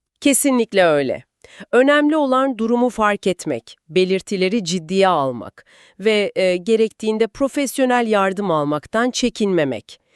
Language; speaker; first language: Turkish; native; Turkish